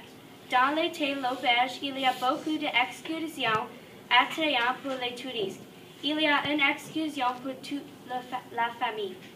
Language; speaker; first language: French; non-native, learner; English